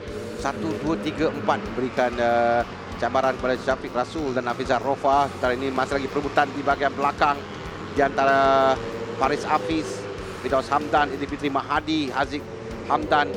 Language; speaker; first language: Malay; native; Malay